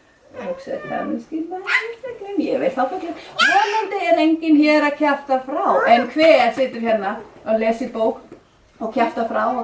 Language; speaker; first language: Icelandic; non-native, fluent; Danish